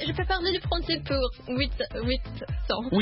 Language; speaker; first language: French; non-native, learner; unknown